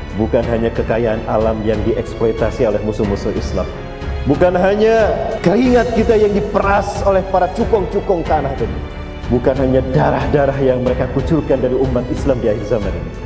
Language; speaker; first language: Indonesian; native; Indonesian